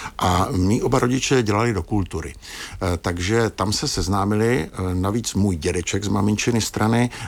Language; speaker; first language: Czech; native; Czech